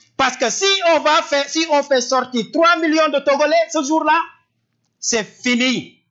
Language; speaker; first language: French; non-native, local second language; Wolof